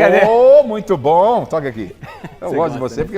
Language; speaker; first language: Portuguese; native; Portuguese